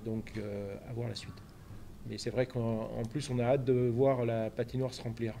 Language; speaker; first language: French; native; French